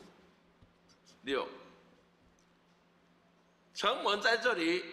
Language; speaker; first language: Chinese; native; Chinese